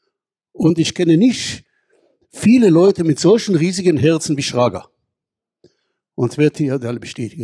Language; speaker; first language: German; non-native, fluent; Hebrew